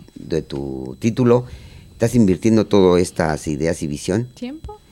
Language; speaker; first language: Spanish; native; Spanish